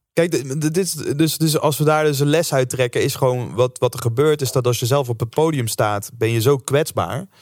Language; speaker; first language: Dutch; native; Dutch